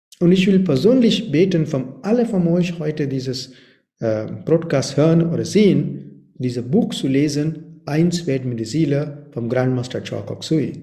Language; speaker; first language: German; non-native, learner; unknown